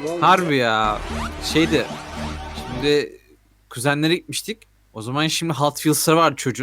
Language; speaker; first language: Turkish; native; Turkish